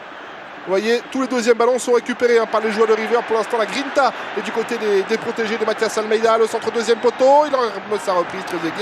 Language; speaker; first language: French; native; French